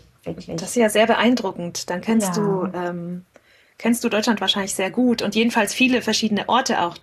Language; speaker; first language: German; native; German